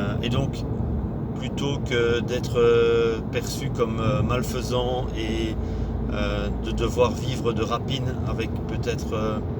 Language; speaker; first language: French; native; French